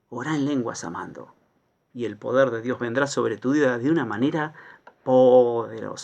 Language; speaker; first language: Spanish; native; Spanish